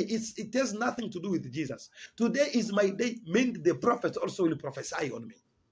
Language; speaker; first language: English; non-native, fluent; Swahili